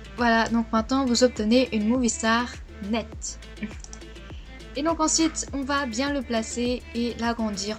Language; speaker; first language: French; native; French